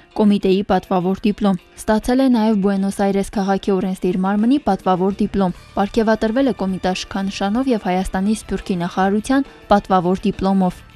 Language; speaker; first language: Armenian; native; Armenian